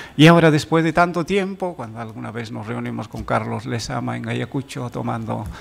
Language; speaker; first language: Spanish; non-native, local second language; Quechua